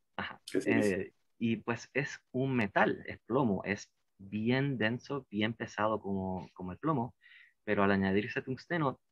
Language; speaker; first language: Spanish; native; Spanish